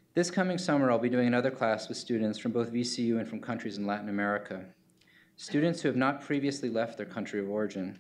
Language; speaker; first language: English; native; English